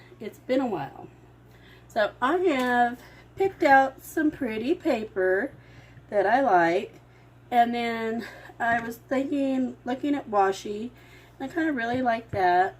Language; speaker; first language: English; native; English